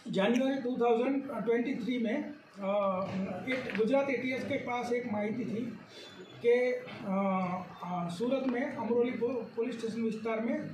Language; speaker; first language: Hindi; non-native, local second language; Gujarati